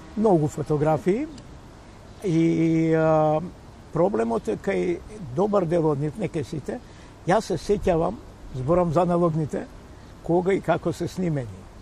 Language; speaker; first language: Macedonian; native; Macedonian